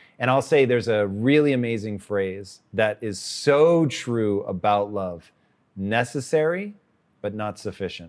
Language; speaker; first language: English; native; English